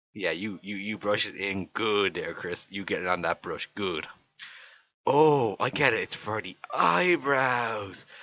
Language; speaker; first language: English; native; English